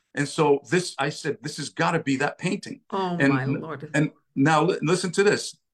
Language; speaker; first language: English; early bilingual, other home language; Italian